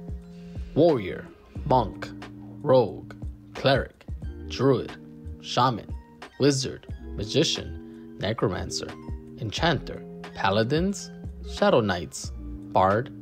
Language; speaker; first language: English; native; English